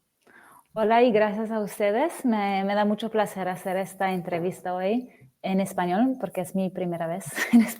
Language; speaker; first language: Spanish; non-native, fluent; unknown